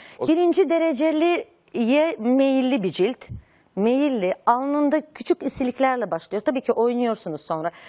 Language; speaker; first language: Turkish; native; Turkish